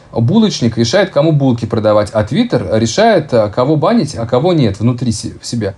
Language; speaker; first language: Russian; native; Russian